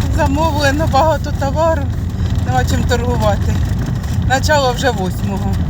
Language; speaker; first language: Ukrainian; native; Ukrainian